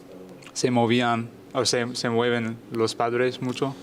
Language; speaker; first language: Spanish; non-native, learner; English